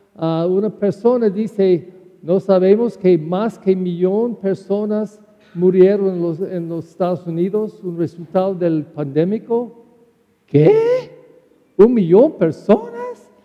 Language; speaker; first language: Spanish; non-native, learner; English